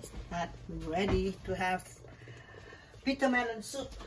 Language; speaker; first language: English; non-native, learner; Vietnamese